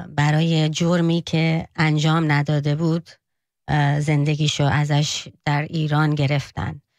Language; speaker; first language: Persian; early bilingual, heritage; Persian